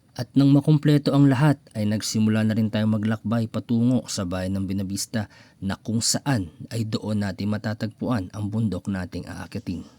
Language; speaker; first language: Filipino; native; Filipino